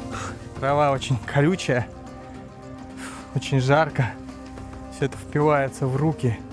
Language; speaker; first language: Russian; native; Russian